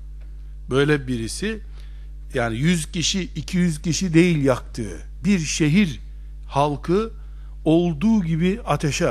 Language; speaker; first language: Turkish; native; Turkish